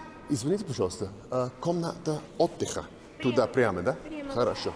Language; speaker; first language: Russian; non-native, learner; English